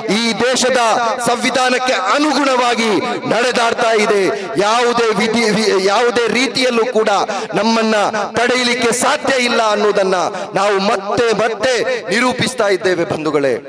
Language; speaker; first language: Kannada; non-native, local second language; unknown